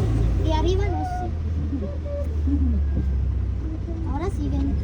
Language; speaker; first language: Spanish; early bilingual, other home language; Filipino